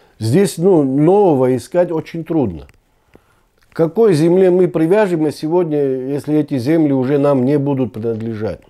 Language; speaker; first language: Russian; non-native, local second language; Abkhazian